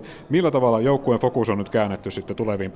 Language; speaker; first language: Finnish; native; Finnish